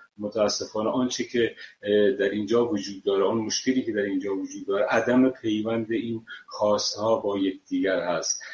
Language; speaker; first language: Persian; native; Persian